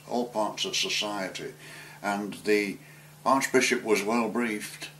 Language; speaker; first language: English; native; English